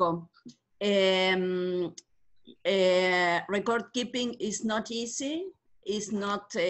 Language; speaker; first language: English; non-native, learner; Spanish